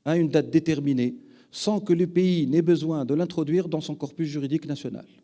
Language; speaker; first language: French; non-native, local second language; Arabic